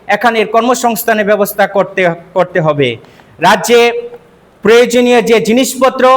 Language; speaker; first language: Bangla; native; Bangla